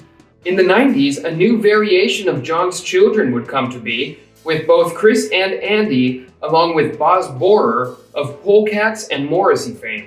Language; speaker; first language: English; native; English